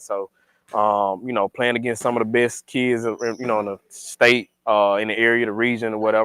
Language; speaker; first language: English; native; English